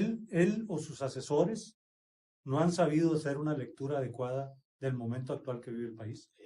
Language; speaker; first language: Spanish; native; Spanish